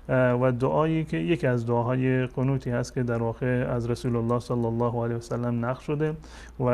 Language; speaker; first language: Persian; native; Persian